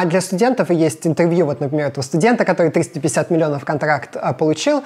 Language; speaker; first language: Russian; native; Russian